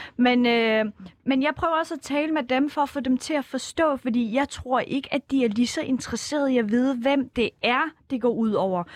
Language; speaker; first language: Danish; early bilingual, other home language; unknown